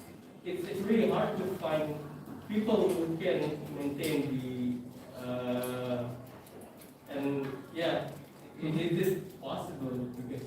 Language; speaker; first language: English; non-native, fluent; Indonesian